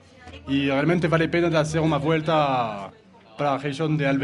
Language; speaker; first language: Spanish; non-native, learner; French